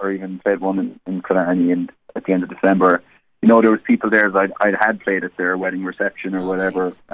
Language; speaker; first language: English; native; English